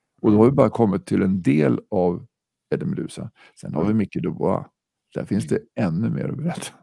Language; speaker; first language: Swedish; native; Swedish